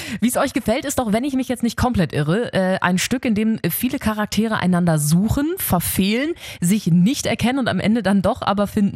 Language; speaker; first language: German; native; German